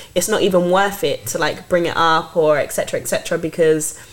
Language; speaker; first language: English; native; English